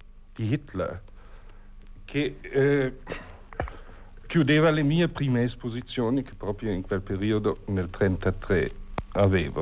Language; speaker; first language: Italian; non-native, fluent; German